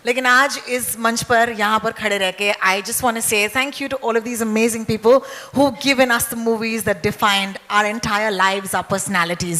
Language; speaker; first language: English; non-native, local second language; Hindi